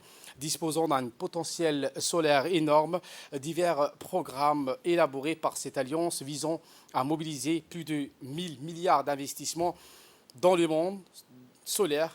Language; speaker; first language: French; native; French